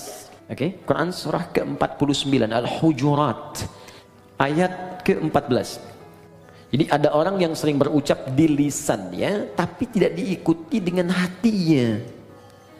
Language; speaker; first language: Indonesian; native; Indonesian